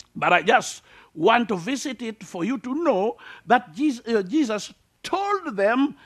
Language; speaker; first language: English; non-native, local second language; Luo (Kenya and Tanzania)